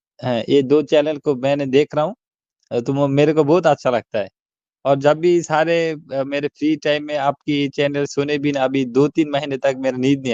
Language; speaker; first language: Hindi; non-native, learner; Bangla